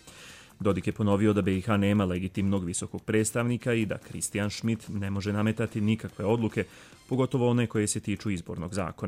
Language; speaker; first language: Croatian; native; Croatian